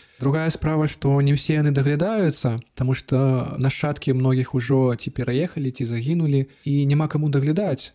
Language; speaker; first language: Belarusian; native; Belarusian